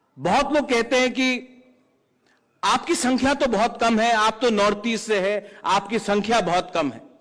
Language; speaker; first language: Hindi; non-native, local second language; Kok Borok